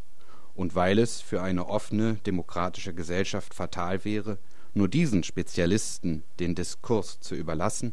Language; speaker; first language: German; native; German